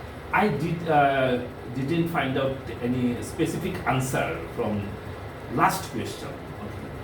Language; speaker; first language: English; non-native, fluent; Bangla